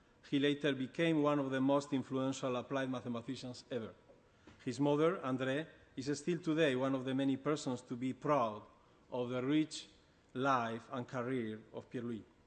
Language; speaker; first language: English; non-native, fluent; Basque